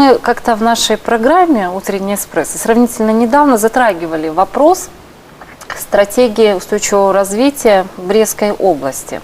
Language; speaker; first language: Russian; native; Russian